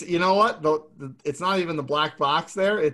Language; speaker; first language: English; native; English